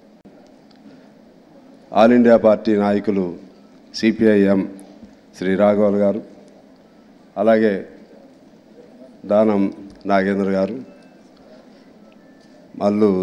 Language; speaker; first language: Telugu; native; Telugu